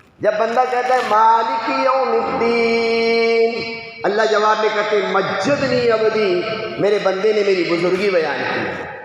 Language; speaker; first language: Urdu; native; Urdu